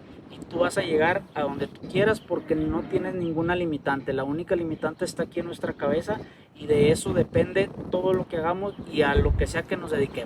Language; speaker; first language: Spanish; native; Spanish